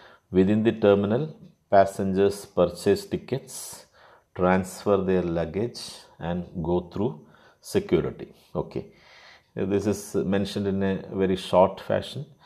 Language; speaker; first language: English; non-native, local second language; Malayalam